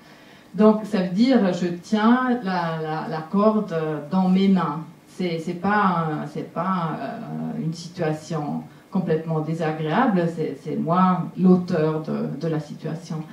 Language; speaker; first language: French; non-native, local second language; German